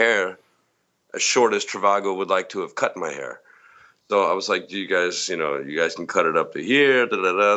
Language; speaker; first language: English; native; English